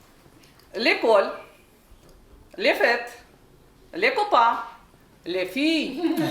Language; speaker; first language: French; non-native, learner; Ukrainian